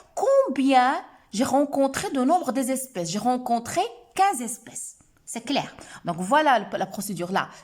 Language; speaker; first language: French; non-native, local second language; Arabic